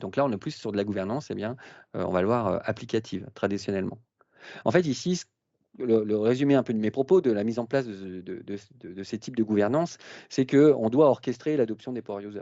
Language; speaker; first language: French; native; French